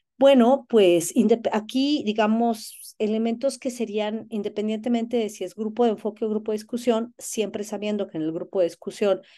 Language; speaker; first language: Spanish; native; Spanish